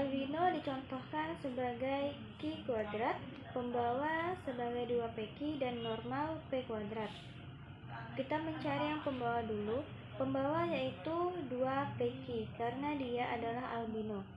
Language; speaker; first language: Indonesian; native; Indonesian